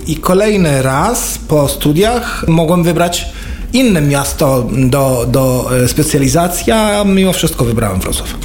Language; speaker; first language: Polish; non-native, fluent; Arabic